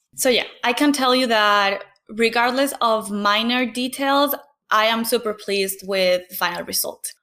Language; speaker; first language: English; non-native, fluent; Spanish